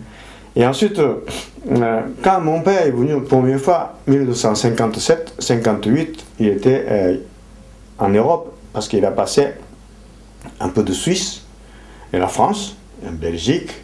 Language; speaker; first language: French; non-native, fluent; Japanese